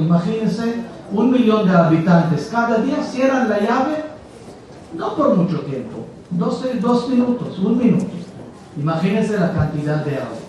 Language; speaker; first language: Spanish; non-native, fluent; Hebrew